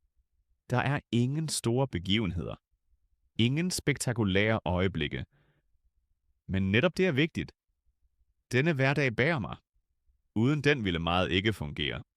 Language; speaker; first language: Danish; non-native, fluent; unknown